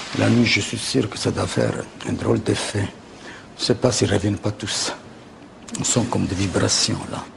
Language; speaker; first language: French; native; French